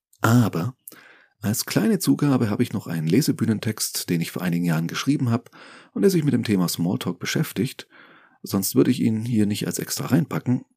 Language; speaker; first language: German; native; German